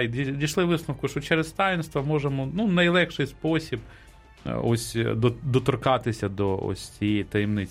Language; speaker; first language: Ukrainian; native; Ukrainian